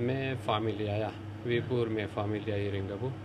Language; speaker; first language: Norwegian; non-native, learner; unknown